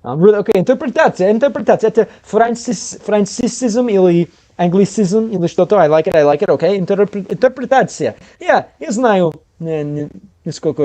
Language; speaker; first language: Russian; non-native, learner; English